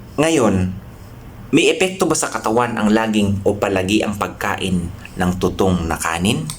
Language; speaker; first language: Filipino; non-native, local second language; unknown